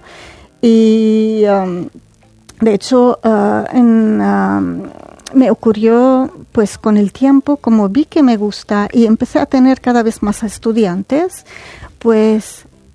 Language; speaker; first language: Spanish; non-native, fluent; Arabic